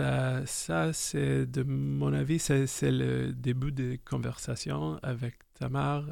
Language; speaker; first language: French; non-native, fluent; English